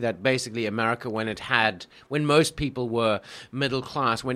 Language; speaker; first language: English; native; English